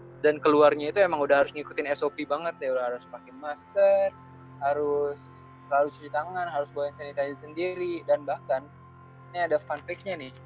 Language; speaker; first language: Indonesian; native; Indonesian